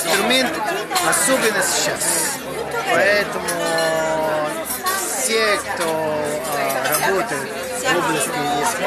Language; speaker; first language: Russian; non-native, learner; Italian